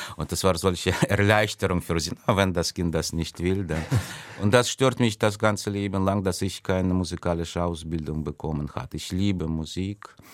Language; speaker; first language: German; non-native, fluent; Russian